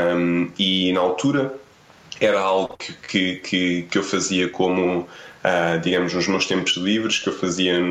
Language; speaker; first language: Portuguese; native; Portuguese